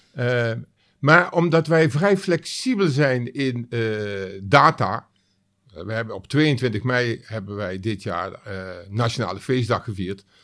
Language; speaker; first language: Dutch; native; Dutch